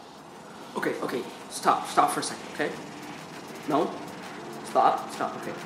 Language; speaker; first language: English; native; English